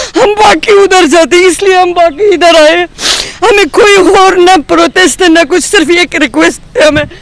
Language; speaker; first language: Hindi; non-native, fluent; Persian